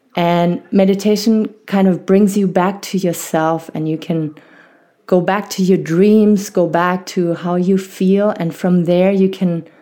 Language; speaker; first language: English; non-native, fluent; German